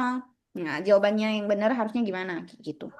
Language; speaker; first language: Indonesian; native; Indonesian